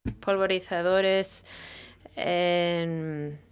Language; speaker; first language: Spanish; non-native, fluent; Italian